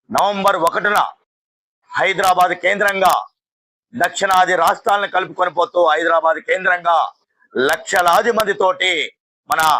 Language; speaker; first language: Telugu; native; Telugu